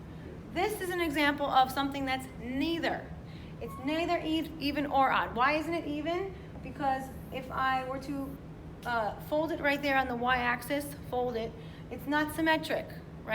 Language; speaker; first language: English; native; English